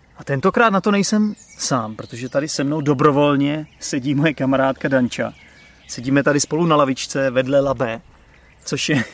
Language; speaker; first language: Czech; native; Czech